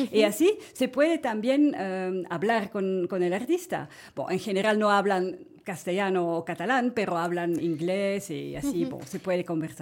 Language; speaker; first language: Spanish; non-native, fluent; French